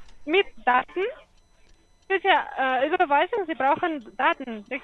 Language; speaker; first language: German; non-native, learner; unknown